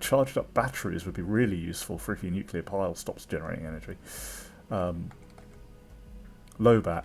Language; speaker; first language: English; native; English